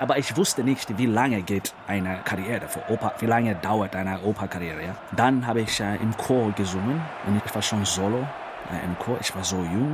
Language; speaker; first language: German; non-native, learner; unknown